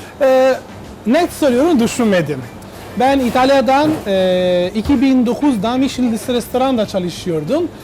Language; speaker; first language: Turkish; non-native, learner; Italian